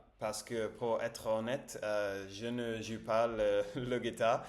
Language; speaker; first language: French; non-native, learner; Spanish